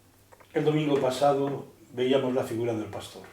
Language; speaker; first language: Spanish; native; Spanish